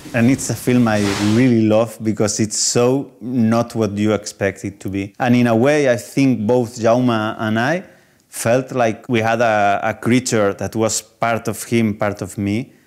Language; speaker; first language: English; non-native, fluent; Spanish